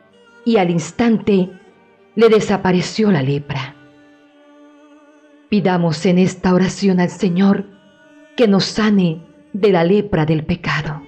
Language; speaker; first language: Spanish; native; Spanish